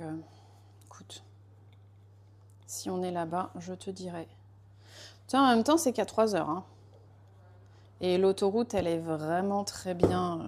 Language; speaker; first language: French; native; French